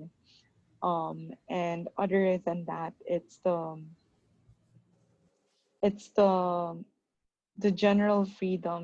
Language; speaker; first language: English; non-native, local second language; Filipino